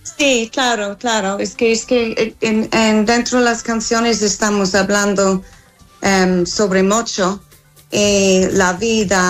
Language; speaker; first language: Spanish; non-native, fluent; English